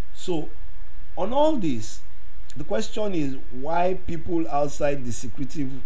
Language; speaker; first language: English; non-native, local second language; Yoruba